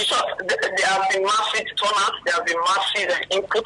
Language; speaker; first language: English; non-native, local second language; Ibibio